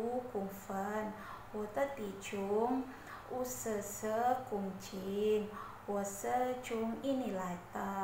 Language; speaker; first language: Chinese; non-native, learner; Indonesian